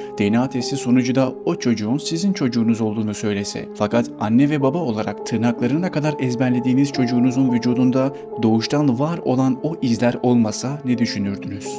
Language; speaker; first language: Turkish; native; Turkish